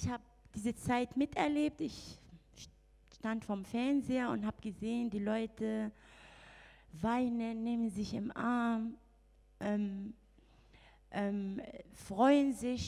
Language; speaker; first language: German; non-native, fluent; Arabic